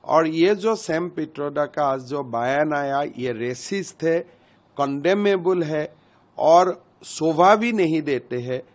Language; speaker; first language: Hindi; non-native, local second language; Assamese